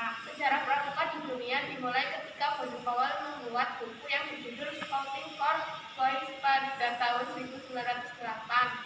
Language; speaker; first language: Indonesian; native; Indonesian